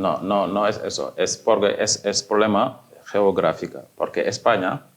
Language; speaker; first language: Spanish; non-native, fluent; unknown